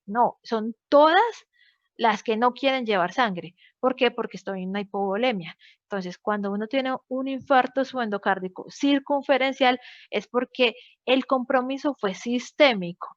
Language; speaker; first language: Spanish; native; Spanish